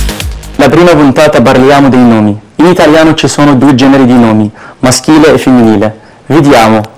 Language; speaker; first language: Italian; non-native, fluent; Arabic